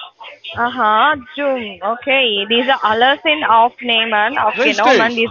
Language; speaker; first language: German; non-native, learner; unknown